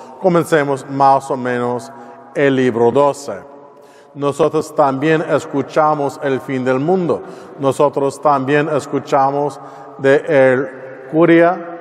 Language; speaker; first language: Spanish; non-native, learner; English